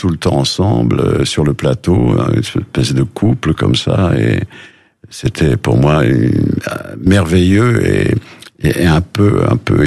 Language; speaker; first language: French; native; French